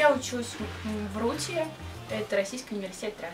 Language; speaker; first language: Russian; native; Russian